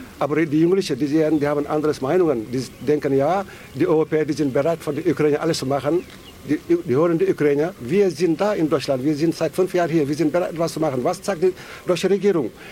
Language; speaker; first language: German; non-native, fluent; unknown